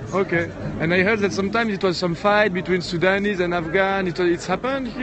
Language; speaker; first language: English; non-native, learner; French